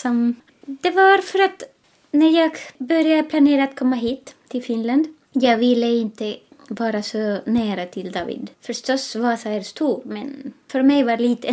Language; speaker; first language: Swedish; non-native, fluent; Spanish